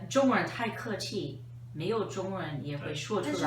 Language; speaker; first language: Chinese; non-native, fluent; English